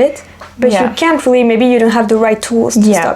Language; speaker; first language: English; non-native, fluent; French